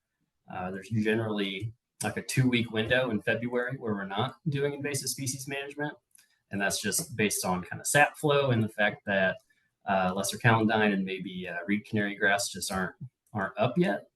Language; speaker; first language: English; native; English